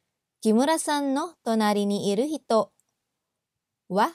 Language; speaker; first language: Japanese; non-native, fluent; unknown